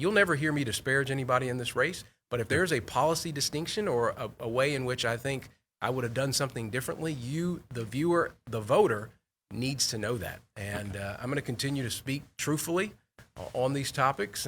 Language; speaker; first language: English; native; English